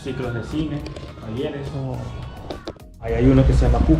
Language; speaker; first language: Spanish; native; Spanish